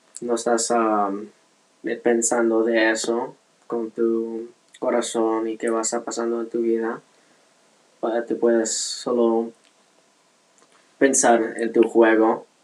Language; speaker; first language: Spanish; non-native, learner; English